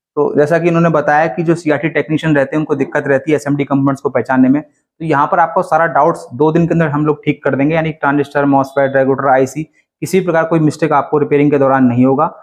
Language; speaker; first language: Hindi; native; Hindi